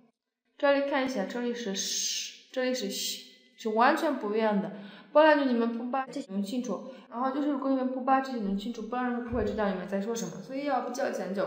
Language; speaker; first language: Chinese; non-native, fluent; Polish